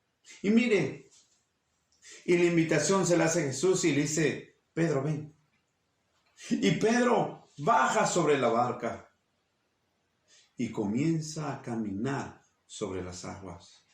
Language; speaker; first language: Spanish; native; Spanish